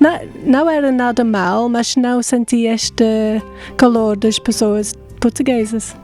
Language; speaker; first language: Portuguese; non-native, fluent; English